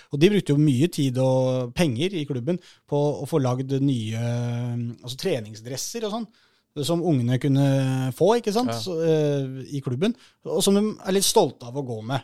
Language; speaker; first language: Norwegian; native; Norwegian